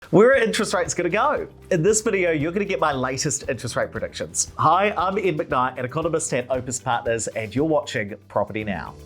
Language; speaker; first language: English; native; English